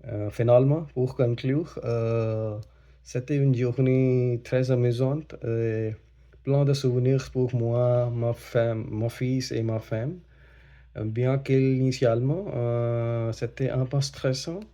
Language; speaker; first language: French; non-native, learner; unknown